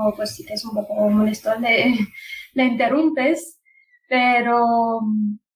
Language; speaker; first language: Spanish; non-native, fluent; Punjabi